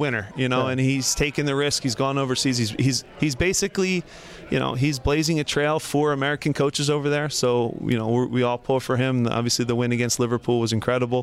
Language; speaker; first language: English; native; English